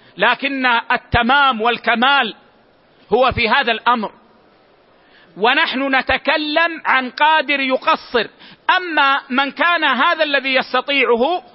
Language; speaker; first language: Arabic; native; Arabic